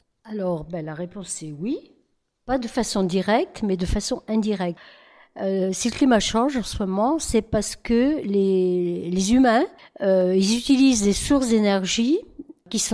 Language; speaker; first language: French; native; French